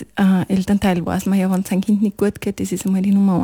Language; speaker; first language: German; native; German